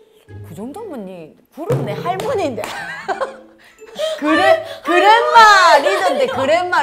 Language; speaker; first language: Korean; native; Korean